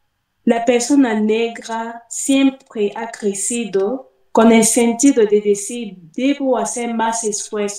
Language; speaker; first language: Spanish; non-native, fluent; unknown